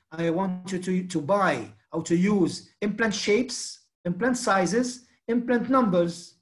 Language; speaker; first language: English; non-native, fluent; Arabic